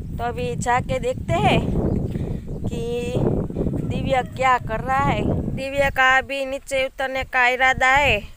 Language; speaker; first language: Hindi; non-native, local second language; Gujarati